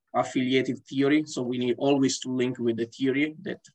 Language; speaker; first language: English; non-native, fluent; Italian